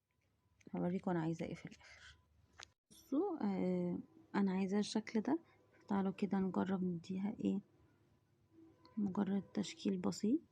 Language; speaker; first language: Arabic; native; Arabic